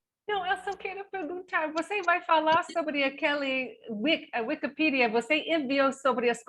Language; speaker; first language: Portuguese; non-native, learner; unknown